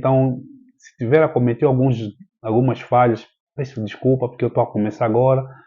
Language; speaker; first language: Portuguese; native; Portuguese